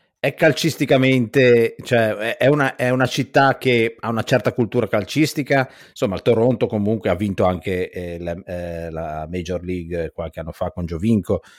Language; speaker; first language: Italian; native; Italian